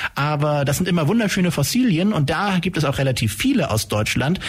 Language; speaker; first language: German; native; German